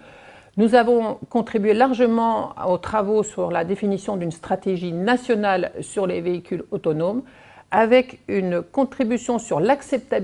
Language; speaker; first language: French; native; French